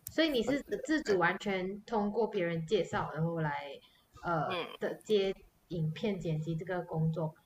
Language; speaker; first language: Chinese; native; Chinese